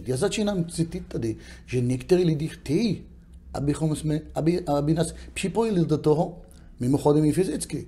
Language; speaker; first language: Czech; non-native, fluent; Hebrew